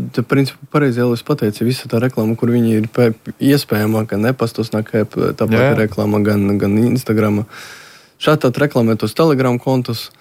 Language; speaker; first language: Latvian; non-native, local second language; Russian